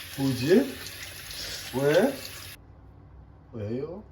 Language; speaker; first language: Korean; non-native, learner; Chinese